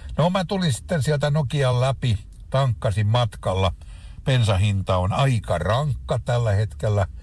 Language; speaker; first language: Finnish; native; Finnish